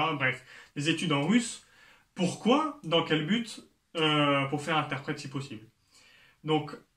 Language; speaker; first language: French; native; French